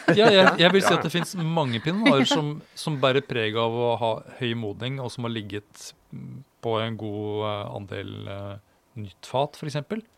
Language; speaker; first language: Norwegian; native; Norwegian